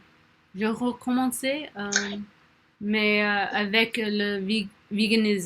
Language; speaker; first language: French; non-native, learner; English